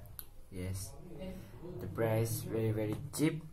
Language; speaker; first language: English; non-native, learner; Indonesian